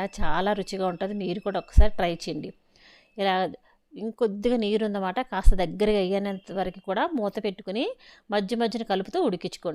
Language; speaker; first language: Telugu; native; Telugu